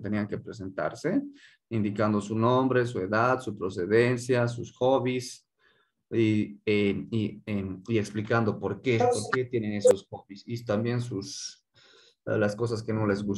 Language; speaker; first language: Spanish; native; Spanish